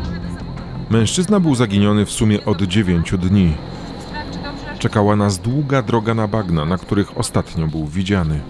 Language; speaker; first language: Polish; native; Polish